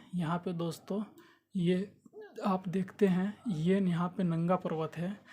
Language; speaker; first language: Hindi; native; Hindi